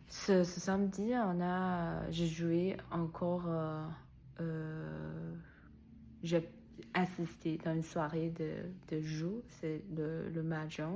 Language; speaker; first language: French; non-native, learner; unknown